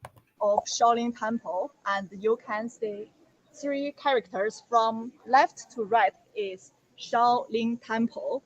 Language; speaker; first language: English; non-native, learner; Chinese